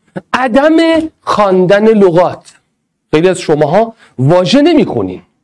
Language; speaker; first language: Persian; non-native, local second language; Arabic